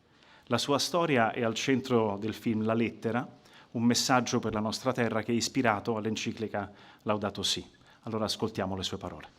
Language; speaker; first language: Italian; native; Italian